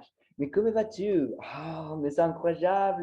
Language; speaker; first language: French; non-native, learner; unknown